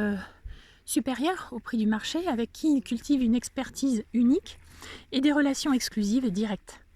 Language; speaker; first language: French; native; French